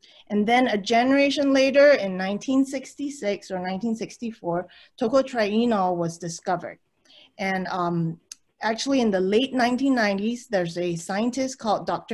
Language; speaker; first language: English; early bilingual, other home language; Chinese